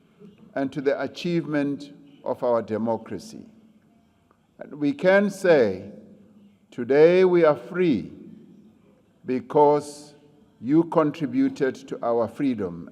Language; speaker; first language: English; non-native, local second language; Venda